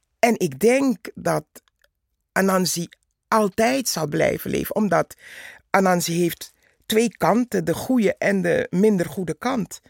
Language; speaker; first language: Dutch; native; Dutch